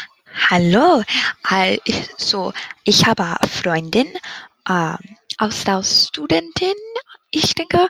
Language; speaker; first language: German; non-native, learner; English